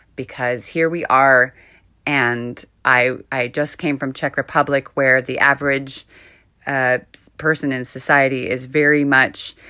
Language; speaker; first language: English; native; English